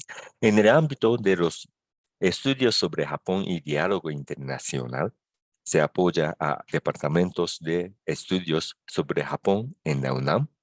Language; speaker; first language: Spanish; non-native, fluent; Japanese